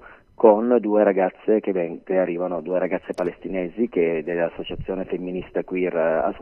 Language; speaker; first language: Italian; native; Italian